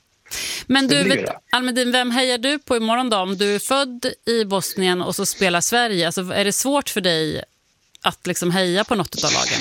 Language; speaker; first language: Swedish; native; Swedish